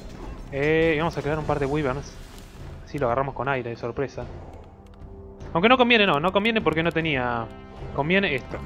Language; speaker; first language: Spanish; native; Spanish